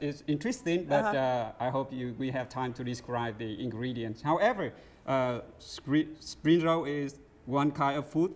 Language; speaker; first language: English; non-native, learner; Vietnamese